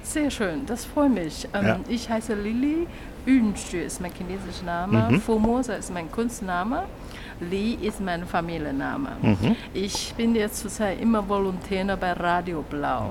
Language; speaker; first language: German; non-native, learner; Chinese